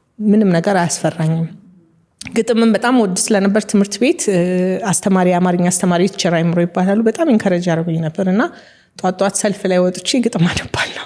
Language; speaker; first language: Amharic; native; Amharic